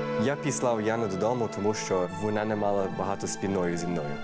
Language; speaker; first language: Ukrainian; early bilingual, heritage; Ukrainian